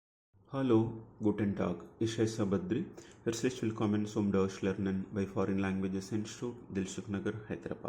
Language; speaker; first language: German; non-native, fluent; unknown